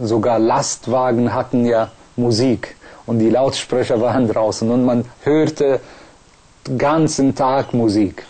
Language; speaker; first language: German; non-native, fluent; Persian